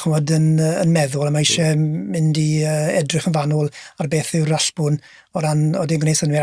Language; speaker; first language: Welsh; native; Welsh